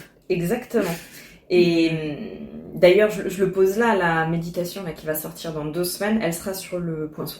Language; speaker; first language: French; native; French